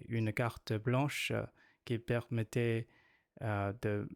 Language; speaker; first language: French; non-native, learner; Chinese